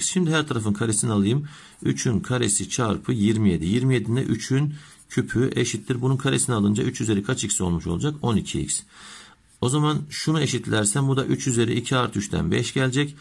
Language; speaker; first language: Turkish; native; Turkish